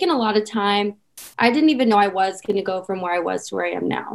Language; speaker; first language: English; native; English